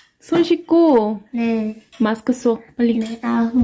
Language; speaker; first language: Korean; non-native, fluent; Spanish